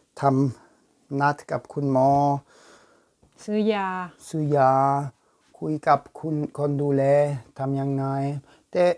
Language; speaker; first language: Thai; non-native, learner; German